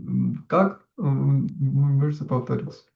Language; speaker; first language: Russian; non-native, local second language; Georgian